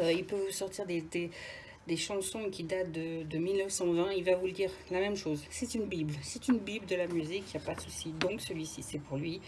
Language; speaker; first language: French; native; French